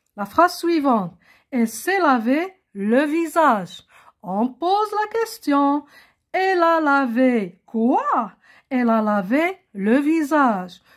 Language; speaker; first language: French; non-native, local second language; Arabic